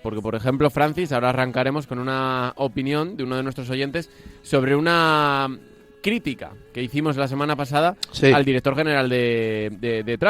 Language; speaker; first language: Spanish; native; Spanish